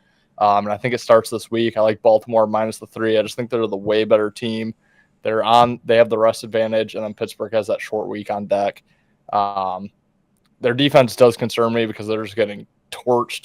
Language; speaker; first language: English; native; English